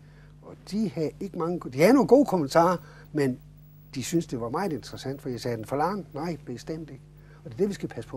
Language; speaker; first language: Danish; native; Danish